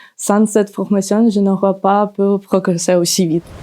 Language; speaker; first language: French; non-native, learner; Ukrainian